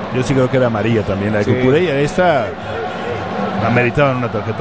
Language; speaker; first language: Spanish; native; Spanish